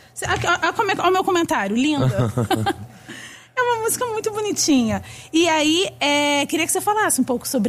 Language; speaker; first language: Portuguese; native; Portuguese